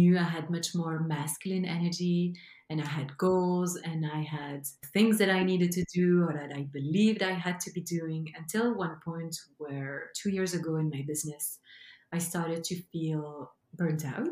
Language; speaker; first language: English; non-native, fluent; French